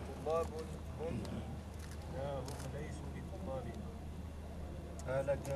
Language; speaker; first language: Arabic; non-native, learner; French